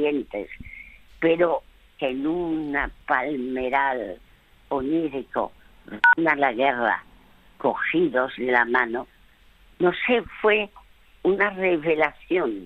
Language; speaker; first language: Spanish; early bilingual, other home language; French